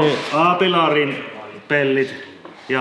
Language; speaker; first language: Finnish; native; Finnish